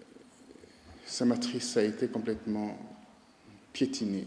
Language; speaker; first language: French; non-native, local second language; Lingala